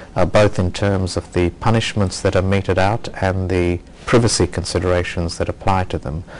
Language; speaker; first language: English; native; English